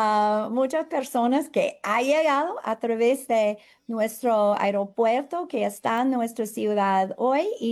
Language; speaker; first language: Spanish; non-native, fluent; English